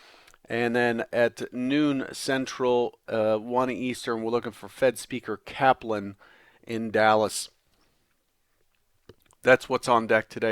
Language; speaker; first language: English; native; English